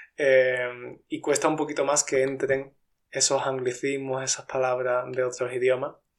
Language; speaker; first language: Spanish; native; Spanish